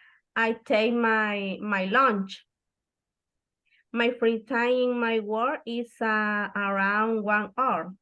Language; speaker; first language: English; non-native, learner; Spanish